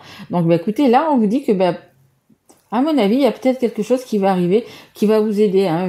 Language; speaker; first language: French; native; French